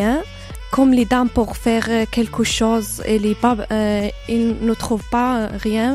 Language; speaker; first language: French; non-native, learner; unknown